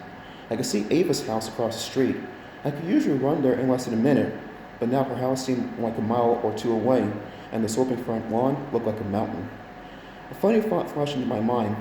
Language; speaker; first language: English; native; English